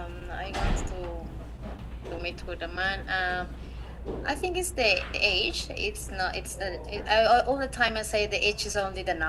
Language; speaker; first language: English; non-native, learner; Spanish